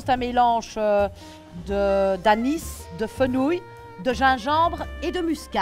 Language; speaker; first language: French; native; French